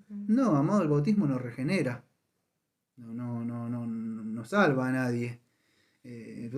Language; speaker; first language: Spanish; native; Spanish